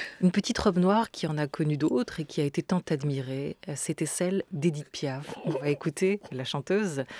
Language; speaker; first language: French; native; French